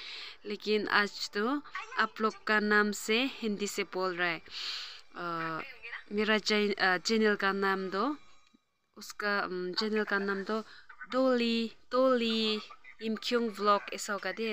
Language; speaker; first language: Hindi; non-native, local second language; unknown